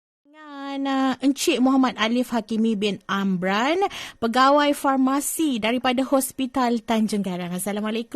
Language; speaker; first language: Malay; native; Malay